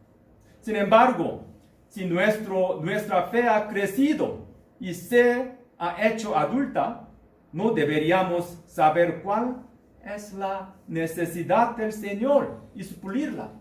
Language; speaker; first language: Spanish; non-native, learner; Korean